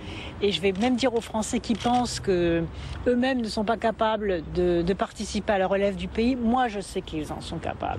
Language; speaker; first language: French; native; French